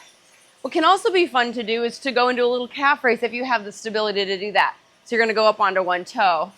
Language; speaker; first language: English; native; English